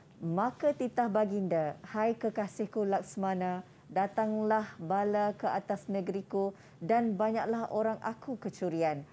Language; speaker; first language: Malay; native; Malay